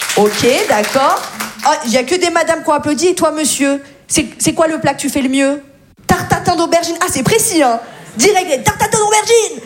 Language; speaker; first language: French; native; French